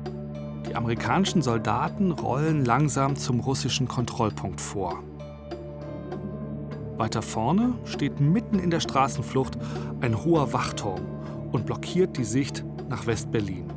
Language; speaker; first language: German; native; German